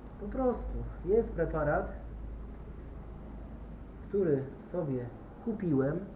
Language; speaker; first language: Polish; native; Polish